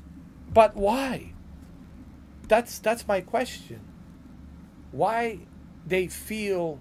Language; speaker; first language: English; native; English